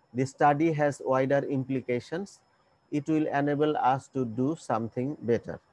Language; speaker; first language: English; non-native, local second language; Bangla